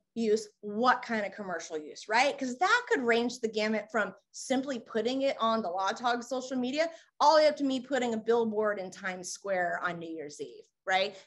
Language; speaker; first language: English; native; English